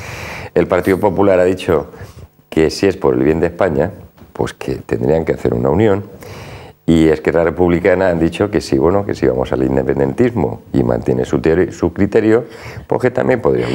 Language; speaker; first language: Spanish; native; Spanish